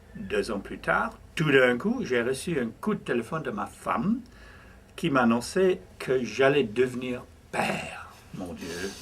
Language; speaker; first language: French; non-native, fluent; English